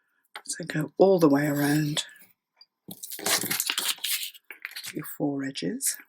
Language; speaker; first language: English; native; English